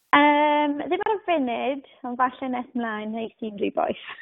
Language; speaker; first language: Welsh; native; Welsh